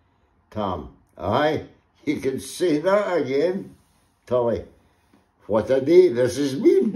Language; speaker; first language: English; native; English